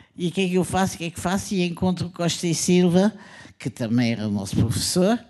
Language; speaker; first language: Portuguese; non-native, fluent; French